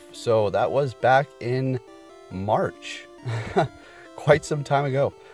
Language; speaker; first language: English; native; English